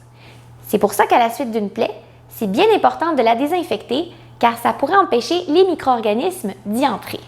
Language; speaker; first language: French; native; French